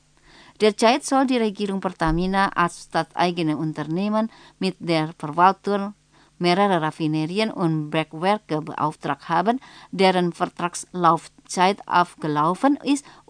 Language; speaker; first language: German; non-native, fluent; Indonesian